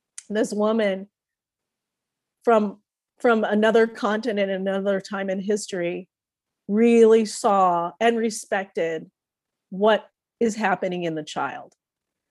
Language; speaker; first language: English; native; English